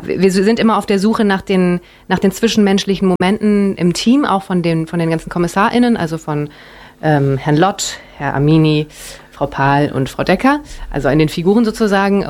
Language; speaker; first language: German; native; German